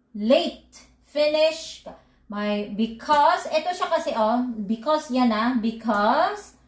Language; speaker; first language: English; non-native, local second language; Filipino